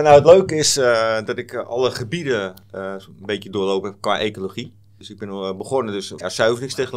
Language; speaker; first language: Dutch; native; Dutch